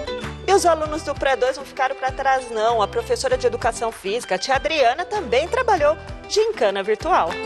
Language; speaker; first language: Portuguese; native; Portuguese